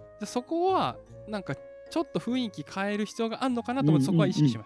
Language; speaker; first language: Japanese; native; Japanese